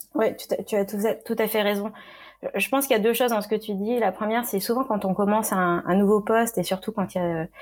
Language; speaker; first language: French; native; French